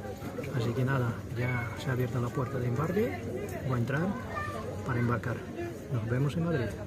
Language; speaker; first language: Spanish; non-native, fluent; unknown